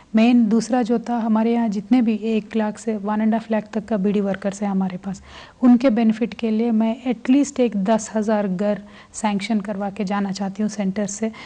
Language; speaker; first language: Hindi; non-native, local second language; Telugu